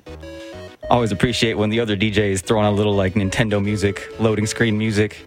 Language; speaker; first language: English; native; English